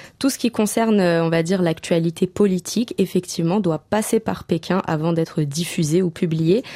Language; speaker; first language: French; native; French